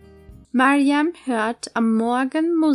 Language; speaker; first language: German; non-native, fluent; Turkish